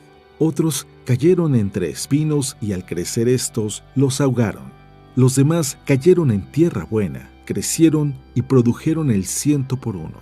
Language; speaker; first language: Spanish; native; Spanish